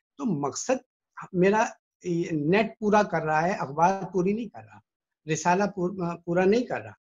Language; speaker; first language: Urdu; native; Urdu